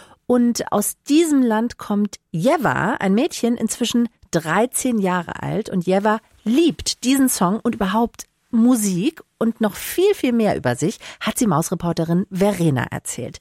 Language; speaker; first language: German; native; German